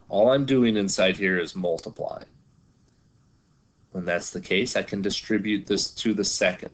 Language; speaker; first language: English; native; English